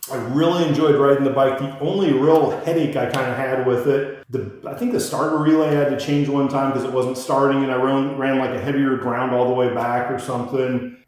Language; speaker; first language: English; native; English